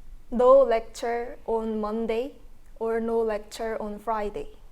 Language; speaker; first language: English; non-native, fluent; Korean